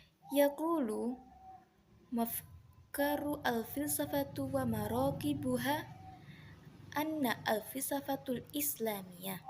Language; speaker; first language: Arabic; non-native, learner; Indonesian